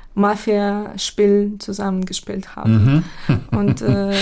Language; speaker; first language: German; non-native, fluent; Ukrainian